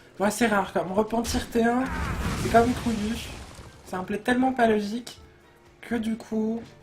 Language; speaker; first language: French; native; French